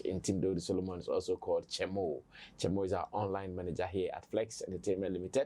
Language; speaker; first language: English; non-native, local second language; Akan